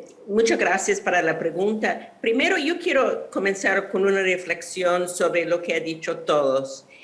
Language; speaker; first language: Spanish; non-native, fluent; English